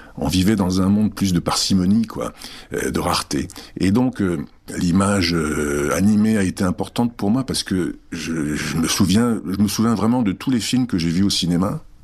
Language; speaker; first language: French; early bilingual, other home language; Czech